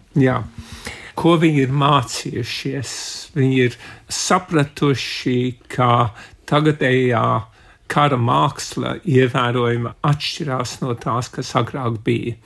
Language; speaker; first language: Latvian; early bilingual, heritage; Latvian